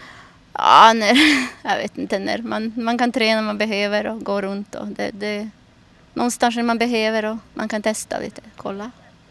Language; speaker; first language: Swedish; non-native, learner; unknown